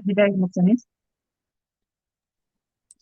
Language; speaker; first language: Korean; native; Korean